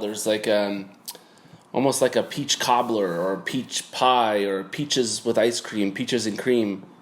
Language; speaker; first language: English; native; English